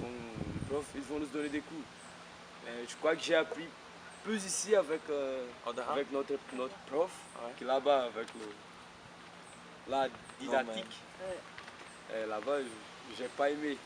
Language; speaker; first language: French; non-native, fluent; Portuguese